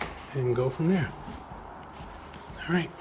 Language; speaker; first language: English; native; English